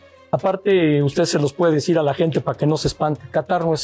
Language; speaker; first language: Spanish; native; Spanish